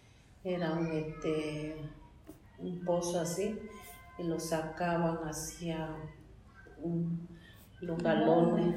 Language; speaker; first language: Spanish; non-native, local second language; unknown